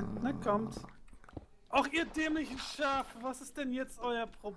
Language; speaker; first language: German; native; German